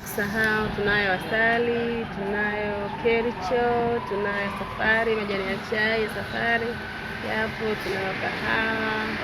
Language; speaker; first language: Swahili; native; Swahili